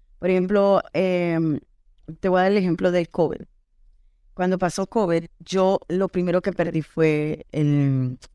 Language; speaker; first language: Spanish; early bilingual, heritage; Spanish